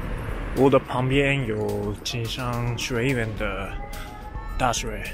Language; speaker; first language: Chinese; non-native, learner; Japanese